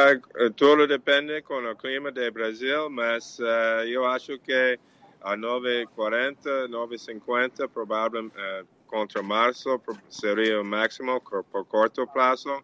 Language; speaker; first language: Portuguese; non-native, fluent; English